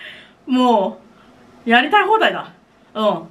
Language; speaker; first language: Japanese; native; Japanese